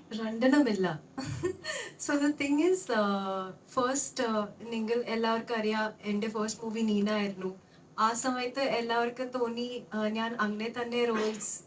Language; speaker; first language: Malayalam; non-native, local second language; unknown